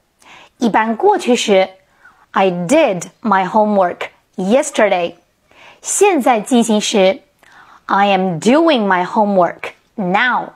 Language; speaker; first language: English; non-native, fluent; Chinese